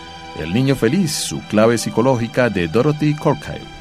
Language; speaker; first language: Spanish; native; Spanish